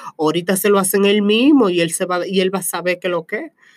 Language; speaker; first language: Spanish; early bilingual, heritage; Spanish